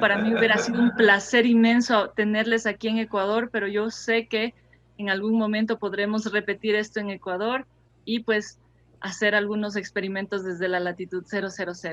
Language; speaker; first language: Spanish; native; Spanish